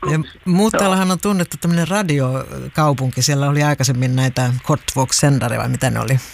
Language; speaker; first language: Finnish; native; Finnish